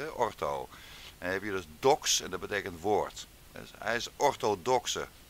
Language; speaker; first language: Dutch; native; Dutch